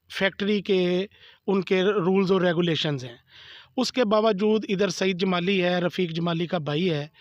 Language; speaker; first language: Urdu; non-native, local second language; Sindhi